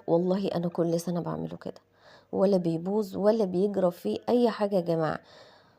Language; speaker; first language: Arabic; native; Arabic